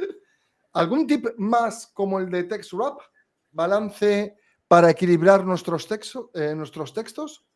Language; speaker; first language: Spanish; native; Spanish